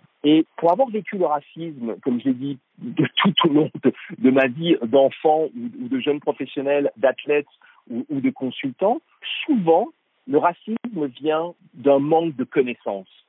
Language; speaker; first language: French; native; French